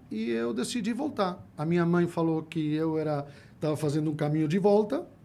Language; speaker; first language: Portuguese; non-native, fluent; Spanish